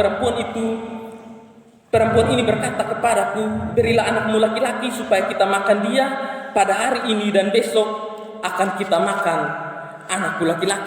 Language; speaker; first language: Indonesian; non-native, local second language; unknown